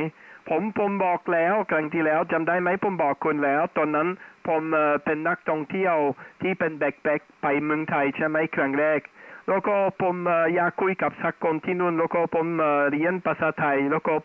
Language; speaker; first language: Thai; non-native, fluent; Dutch